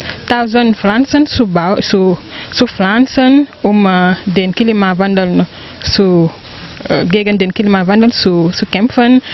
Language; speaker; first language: German; non-native, fluent; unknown